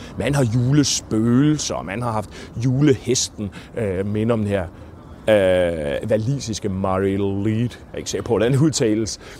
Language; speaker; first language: Danish; native; Danish